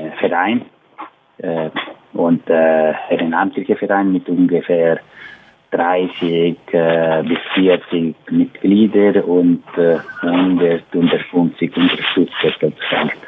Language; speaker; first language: German; non-native, learner; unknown